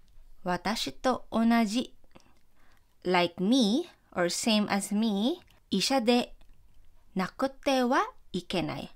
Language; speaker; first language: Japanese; non-native, fluent; Filipino